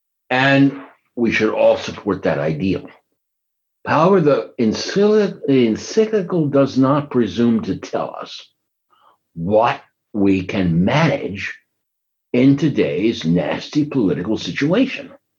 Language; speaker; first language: English; native; English